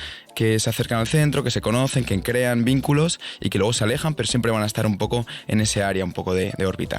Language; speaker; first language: Spanish; native; Spanish